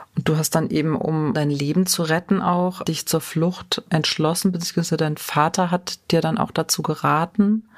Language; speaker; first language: German; native; German